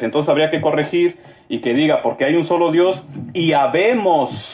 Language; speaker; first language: Spanish; native; Spanish